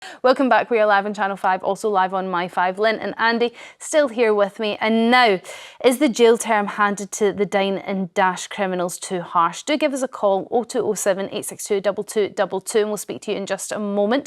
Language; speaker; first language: English; native; English